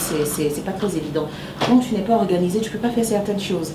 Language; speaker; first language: French; native; French